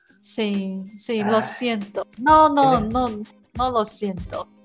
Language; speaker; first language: Spanish; non-native, learner; Chinese